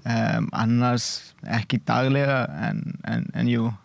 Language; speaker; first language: Icelandic; non-native, learner; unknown